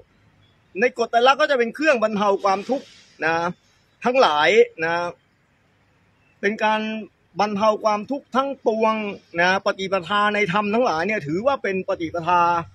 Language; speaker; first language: Thai; native; Thai